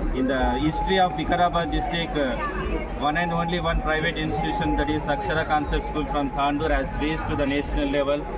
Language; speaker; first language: English; non-native, local second language; Telugu